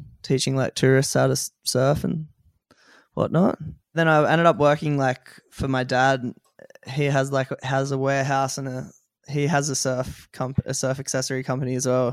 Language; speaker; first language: English; native; English